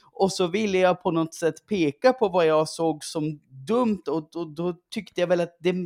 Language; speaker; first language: Swedish; native; Swedish